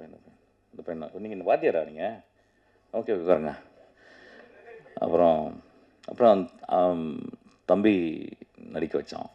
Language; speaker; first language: Tamil; native; Tamil